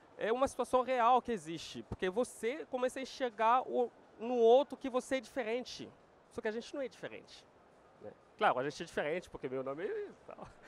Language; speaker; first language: Portuguese; non-native, fluent; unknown